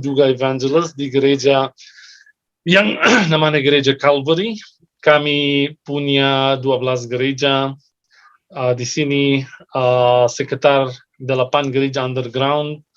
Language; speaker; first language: Indonesian; non-native, fluent; Arabic